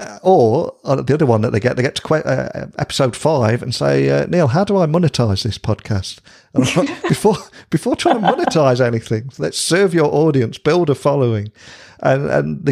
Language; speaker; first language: English; native; English